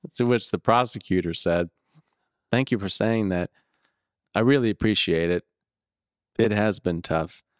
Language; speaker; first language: English; native; English